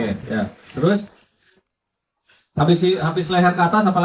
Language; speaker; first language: Indonesian; native; Indonesian